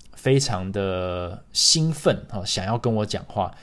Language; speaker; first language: Chinese; early bilingual, other home language; English